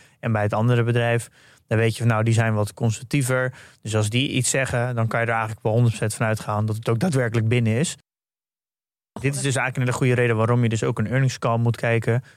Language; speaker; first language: Dutch; native; Dutch